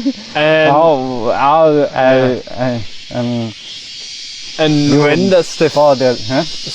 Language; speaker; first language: English; non-native, fluent; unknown